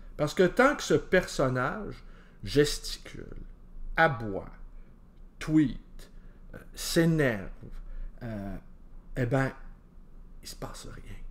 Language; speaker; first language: French; native; French